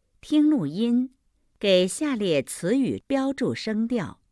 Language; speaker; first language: Chinese; non-native, fluent; Thai